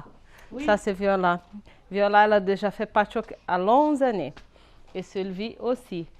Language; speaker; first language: French; non-native, fluent; Portuguese